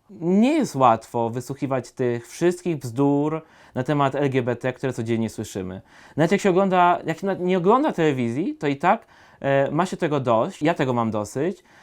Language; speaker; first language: Polish; native; Polish